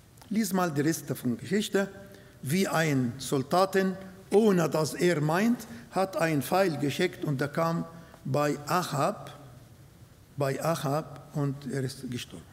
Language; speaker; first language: German; non-native, fluent; Arabic